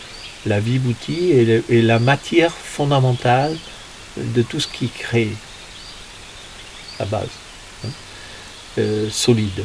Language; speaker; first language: French; native; French